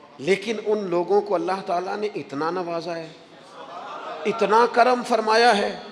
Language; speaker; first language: Urdu; non-native, local second language; Punjabi